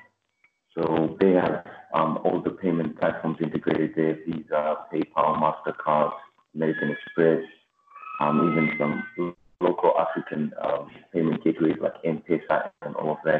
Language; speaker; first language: English; non-native, local second language; Shona